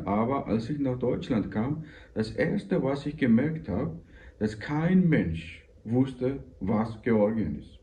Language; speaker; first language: German; non-native, fluent; Georgian